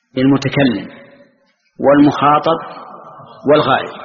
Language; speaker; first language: Arabic; native; Arabic